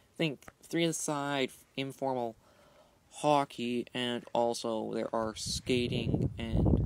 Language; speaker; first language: English; native; English